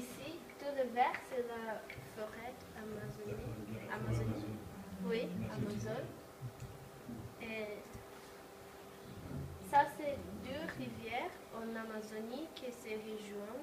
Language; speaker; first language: French; non-native, learner; Portuguese